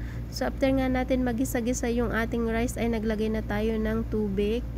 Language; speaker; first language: Filipino; native; Filipino